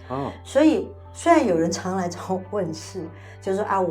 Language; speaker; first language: Chinese; native; Chinese